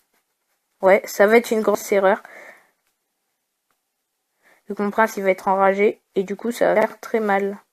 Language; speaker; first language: French; native; French